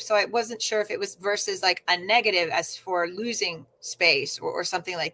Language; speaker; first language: English; native; English